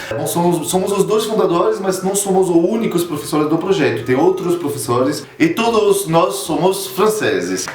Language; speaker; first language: Portuguese; non-native, fluent; French